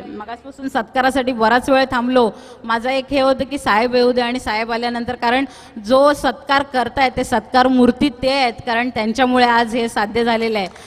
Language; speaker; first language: Marathi; non-native, local second language; Tulu